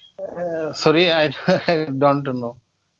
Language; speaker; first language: English; non-native, learner; Bangla